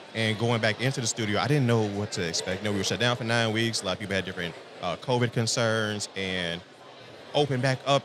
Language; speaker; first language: English; native; English